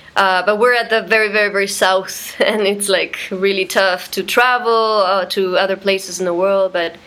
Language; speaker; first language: English; non-native, fluent; Spanish